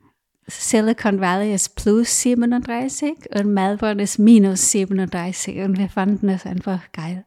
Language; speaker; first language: German; non-native, fluent; English